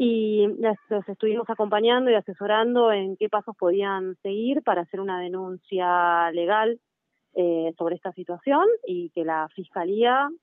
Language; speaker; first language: Spanish; native; Spanish